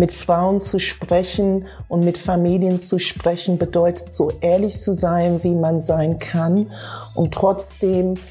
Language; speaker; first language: German; non-native, fluent; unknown